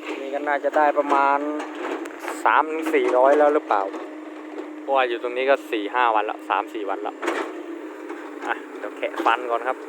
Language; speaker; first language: Thai; native; Thai